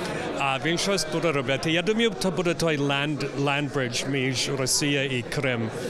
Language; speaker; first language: Ukrainian; early bilingual, heritage; English